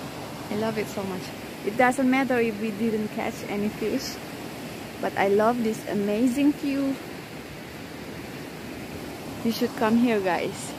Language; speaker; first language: English; non-native, learner; Indonesian